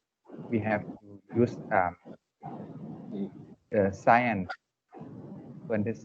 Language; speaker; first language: English; non-native, learner; Thai